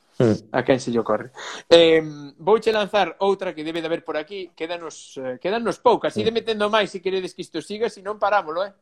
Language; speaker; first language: Galician; non-native, local second language; Spanish